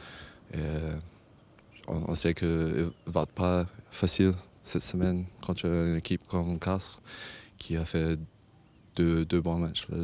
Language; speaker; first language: French; non-native, fluent; English